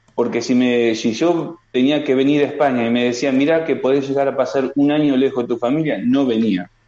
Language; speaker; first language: Spanish; native; Spanish